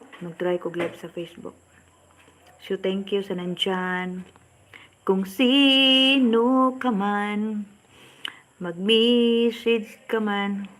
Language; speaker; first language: Filipino; non-native, local second language; Cebuano